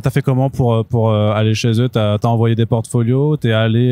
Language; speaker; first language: French; native; French